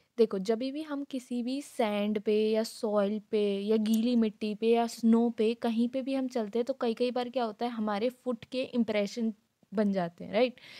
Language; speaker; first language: Hindi; native; Hindi